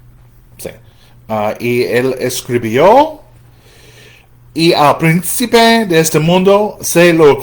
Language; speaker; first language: Spanish; non-native, fluent; English